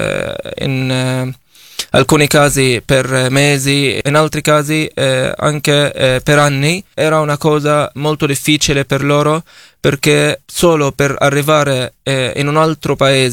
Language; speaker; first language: Italian; non-native, fluent; Arabic